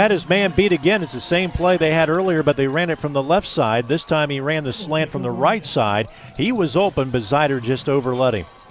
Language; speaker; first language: English; native; English